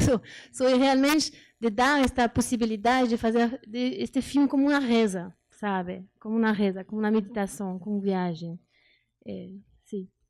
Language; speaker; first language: Portuguese; non-native, learner; French